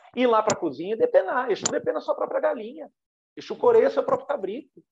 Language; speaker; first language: Portuguese; native; Portuguese